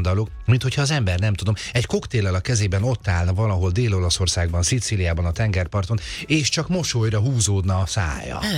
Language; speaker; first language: Hungarian; native; Hungarian